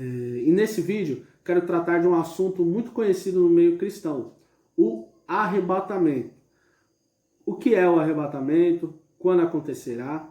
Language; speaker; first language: Portuguese; native; Portuguese